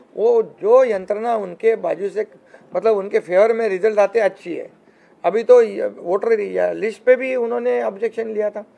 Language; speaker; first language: Hindi; non-native, local second language; Marathi